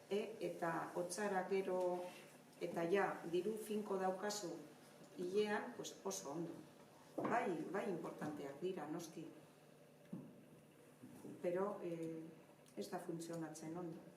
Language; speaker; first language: Basque; non-native, learner; Spanish